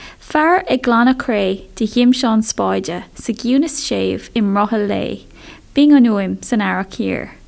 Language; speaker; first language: Irish; non-native, local second language; English